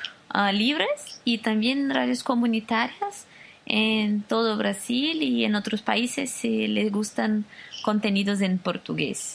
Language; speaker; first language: Spanish; non-native, local second language; Portuguese